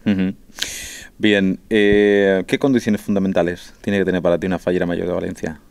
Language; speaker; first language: Spanish; native; Spanish